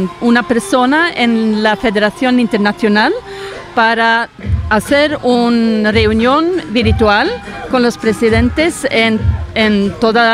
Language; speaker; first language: Spanish; non-native, fluent; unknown